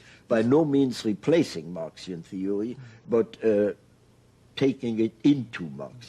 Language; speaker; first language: English; non-native, fluent; German